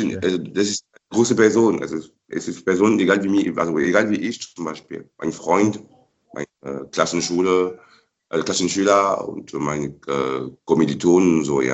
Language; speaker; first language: German; non-native, fluent; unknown